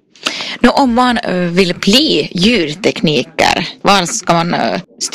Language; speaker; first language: Swedish; non-native, fluent; Finnish